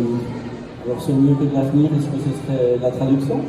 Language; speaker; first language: French; native; French